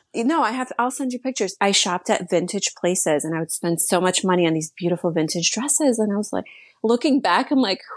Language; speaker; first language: English; early bilingual, other home language; Slovak